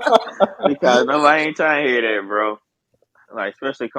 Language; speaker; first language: English; native; English